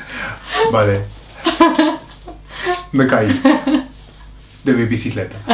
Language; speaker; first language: Spanish; non-native, fluent; English